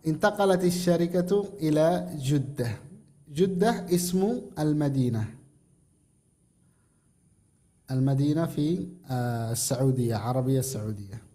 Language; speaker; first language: Arabic; non-native, fluent; Indonesian